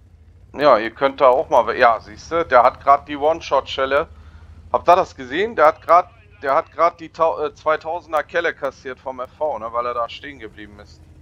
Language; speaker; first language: German; native; German